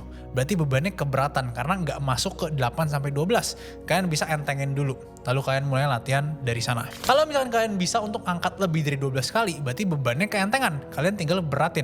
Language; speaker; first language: Indonesian; native; Indonesian